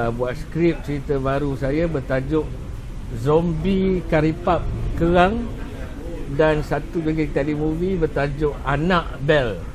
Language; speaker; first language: Malay; native; Malay